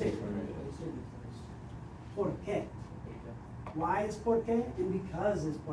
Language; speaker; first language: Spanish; non-native, fluent; English